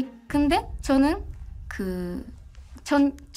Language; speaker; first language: Korean; non-native, fluent; Japanese